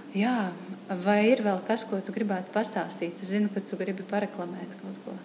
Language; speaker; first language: Latvian; native; Latvian